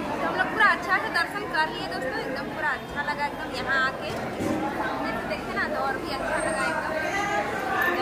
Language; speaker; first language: Hindi; native; Hindi